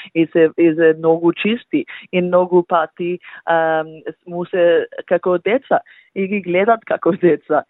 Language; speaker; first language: Macedonian; early bilingual, heritage; Macedonian